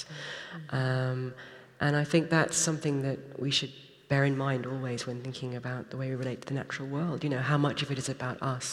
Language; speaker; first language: English; native; English